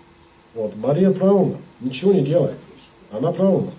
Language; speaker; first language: Russian; non-native, learner; English